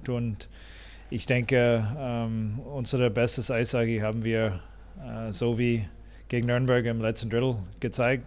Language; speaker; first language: German; non-native, fluent; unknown